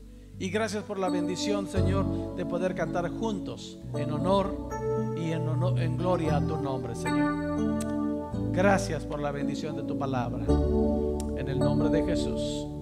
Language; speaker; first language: Spanish; native; Spanish